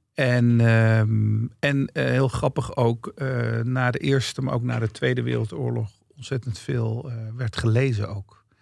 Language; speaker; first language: Dutch; early bilingual, other home language; Turkish